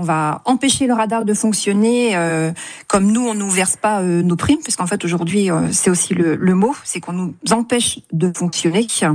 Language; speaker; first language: French; native; French